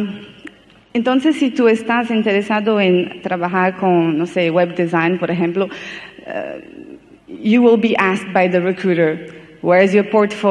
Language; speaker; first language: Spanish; non-native, learner; Portuguese